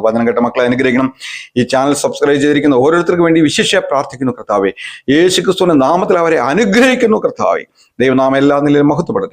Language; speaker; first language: Malayalam; native; Malayalam